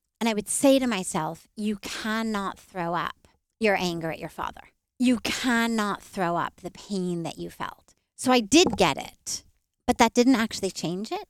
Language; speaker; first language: English; native; English